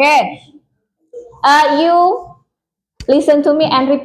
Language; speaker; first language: English; non-native, local second language; Indonesian